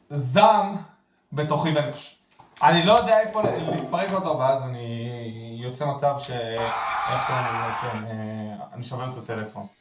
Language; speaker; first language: Hebrew; native; Hebrew